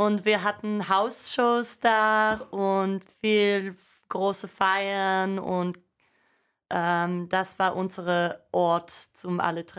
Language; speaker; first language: German; non-native, learner; English